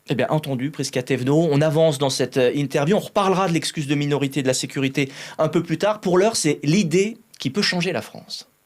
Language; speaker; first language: French; native; French